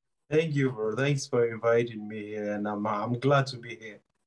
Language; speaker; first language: English; non-native, local second language; Ganda